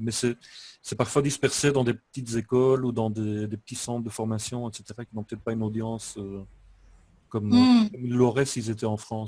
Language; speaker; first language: French; native; French